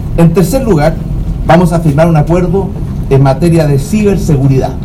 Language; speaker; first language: Spanish; native; Spanish